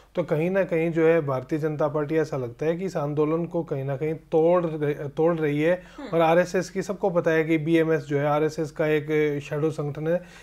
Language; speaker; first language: Hindi; native; Hindi